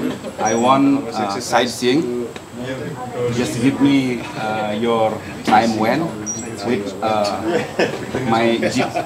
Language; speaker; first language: English; non-native, learner; Balinese